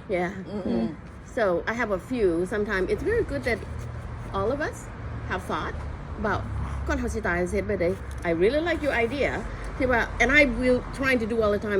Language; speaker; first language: English; non-native, fluent; Khmer